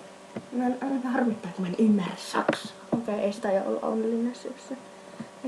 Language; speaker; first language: Finnish; native; Finnish